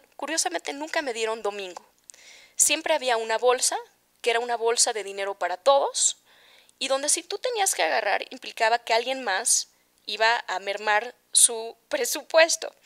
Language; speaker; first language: Spanish; native; Spanish